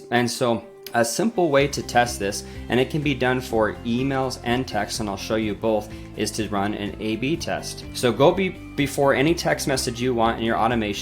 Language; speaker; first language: English; native; English